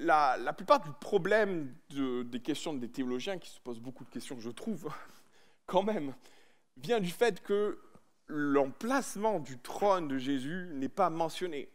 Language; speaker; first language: French; native; French